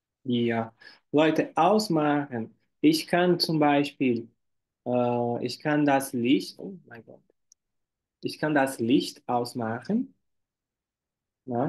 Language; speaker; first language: German; non-native, fluent; Portuguese